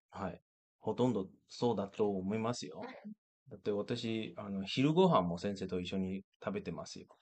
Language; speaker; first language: Japanese; non-native, fluent; Chinese